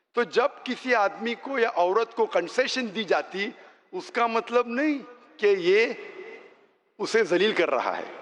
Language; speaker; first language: Urdu; non-native, local second language; Konkani